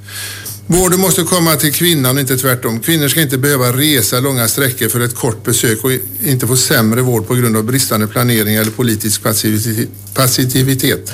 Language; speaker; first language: Swedish; native; Swedish